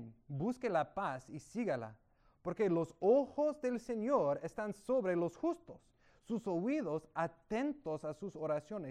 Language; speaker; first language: Spanish; non-native, fluent; English